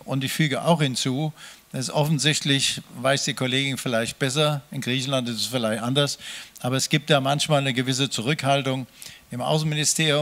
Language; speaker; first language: German; native; German